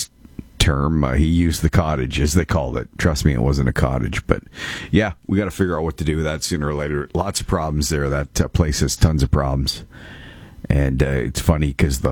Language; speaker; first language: English; native; English